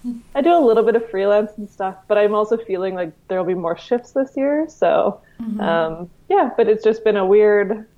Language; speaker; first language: English; native; English